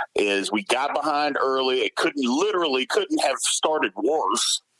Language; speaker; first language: English; native; English